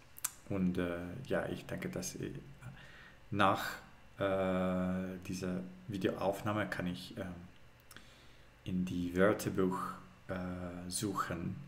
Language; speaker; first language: German; non-native, learner; English